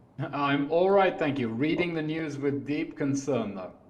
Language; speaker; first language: English; native; English